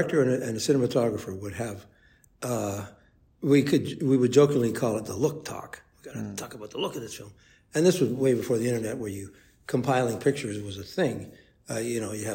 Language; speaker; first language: English; native; English